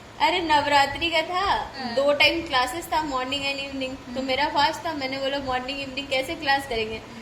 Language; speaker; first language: Hindi; native; Hindi